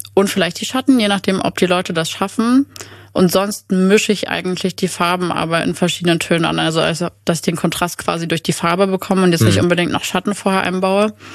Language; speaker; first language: German; native; German